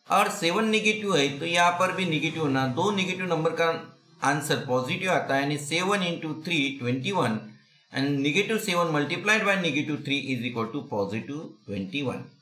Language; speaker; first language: Hindi; non-native, local second language; Marathi